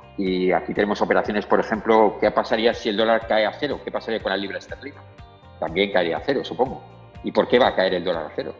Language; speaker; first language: Spanish; native; Spanish